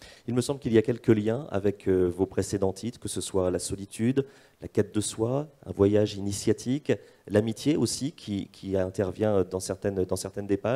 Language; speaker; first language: French; native; French